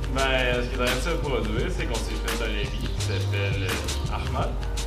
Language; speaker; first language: French; native; French